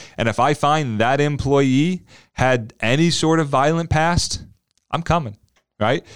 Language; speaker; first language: English; native; English